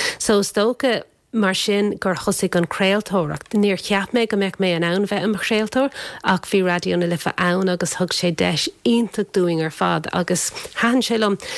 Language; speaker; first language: Irish; non-native, local second language; English